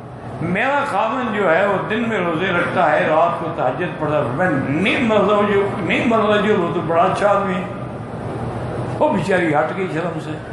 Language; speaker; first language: Urdu; native; Urdu